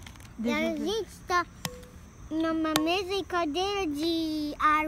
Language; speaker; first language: Portuguese; early bilingual, heritage; Portuguese